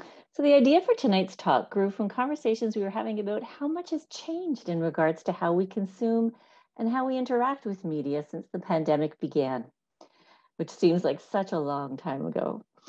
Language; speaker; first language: English; native; English